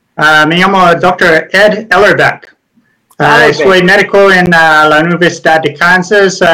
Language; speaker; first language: Spanish; non-native, learner; English